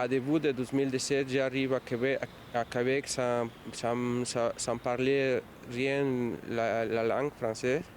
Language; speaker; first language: French; non-native, fluent; Spanish